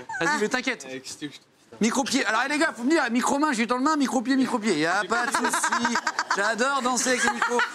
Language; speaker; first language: French; native; French